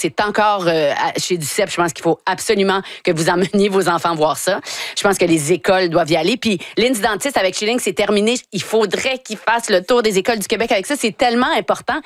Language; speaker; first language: French; native; French